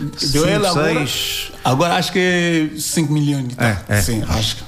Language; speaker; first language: Portuguese; non-native, learner; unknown